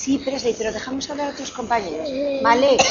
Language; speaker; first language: Spanish; native; Spanish